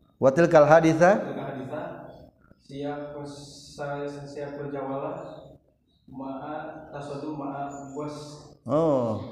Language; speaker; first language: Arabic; non-native, learner; Indonesian